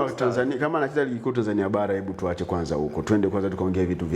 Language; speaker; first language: Swahili; native; Swahili